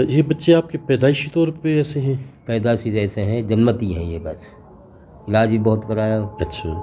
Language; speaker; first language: Urdu; native; Urdu